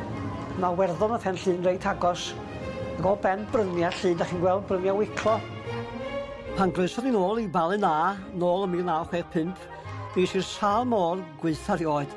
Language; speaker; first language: Welsh; native; Welsh